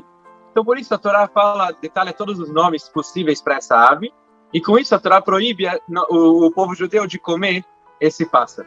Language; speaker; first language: Portuguese; native; Portuguese